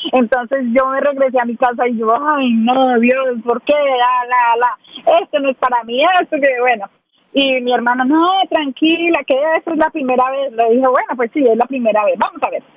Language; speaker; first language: Spanish; native; Spanish